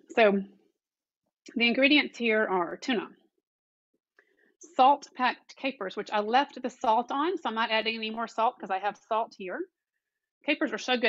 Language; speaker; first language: English; native; English